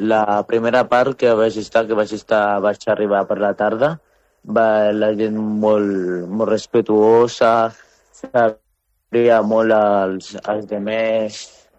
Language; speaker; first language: Catalan; non-native, learner; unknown